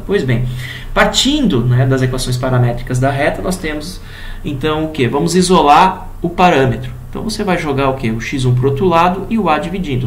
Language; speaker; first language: Portuguese; native; Portuguese